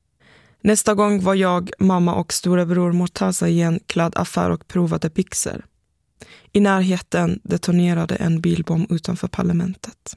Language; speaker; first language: Swedish; early bilingual, other home language; Persian